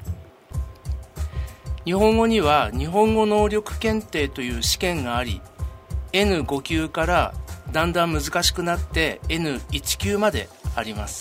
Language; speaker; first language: Japanese; native; Japanese